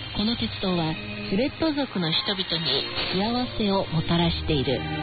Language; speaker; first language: Japanese; non-native, fluent; Chinese